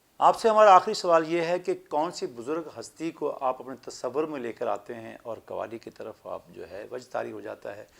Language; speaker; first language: Urdu; native; Urdu